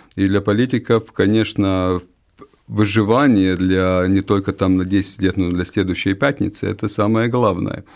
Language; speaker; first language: Russian; non-native, local second language; Latvian